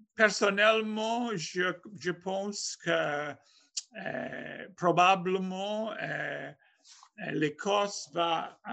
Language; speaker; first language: French; non-native, fluent; English